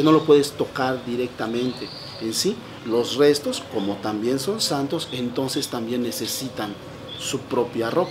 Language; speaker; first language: Spanish; native; Spanish